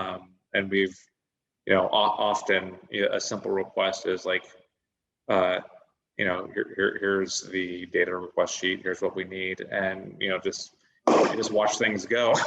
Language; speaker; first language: English; native; English